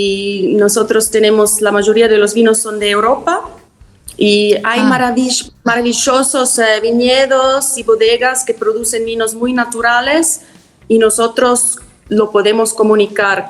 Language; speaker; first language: Spanish; non-native, fluent; German